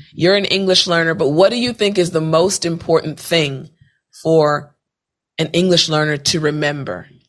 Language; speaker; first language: English; native; English